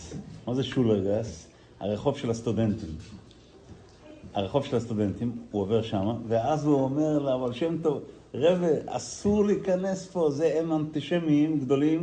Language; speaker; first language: Hebrew; non-native, fluent; Yiddish